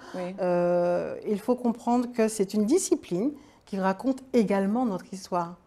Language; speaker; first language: French; native; French